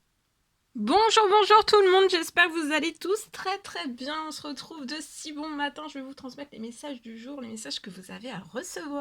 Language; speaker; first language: French; native; French